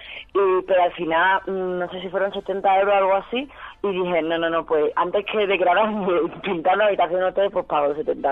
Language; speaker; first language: Spanish; native; Spanish